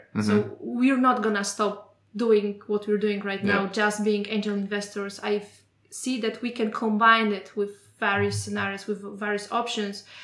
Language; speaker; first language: English; non-native, fluent; Polish